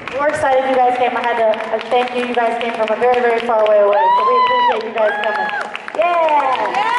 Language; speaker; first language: English; native; English